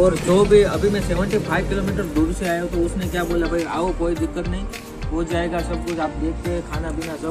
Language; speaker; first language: Hindi; non-native, local second language; Gujarati